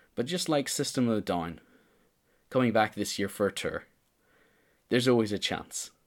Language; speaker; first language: English; native; English